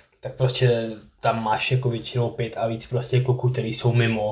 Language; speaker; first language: Czech; native; Czech